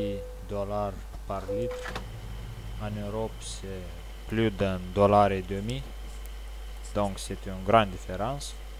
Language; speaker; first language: French; non-native, learner; Romanian